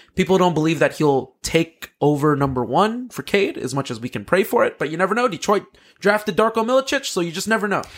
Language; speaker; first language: English; early bilingual, other home language; Filipino